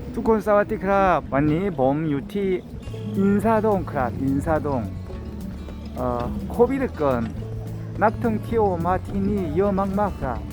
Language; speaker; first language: Thai; non-native, learner; Korean